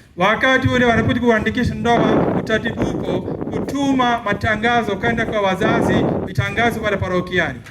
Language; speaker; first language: Swahili; non-native, fluent; Malayalam